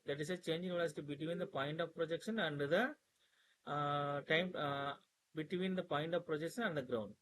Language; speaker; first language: English; non-native, local second language; Tamil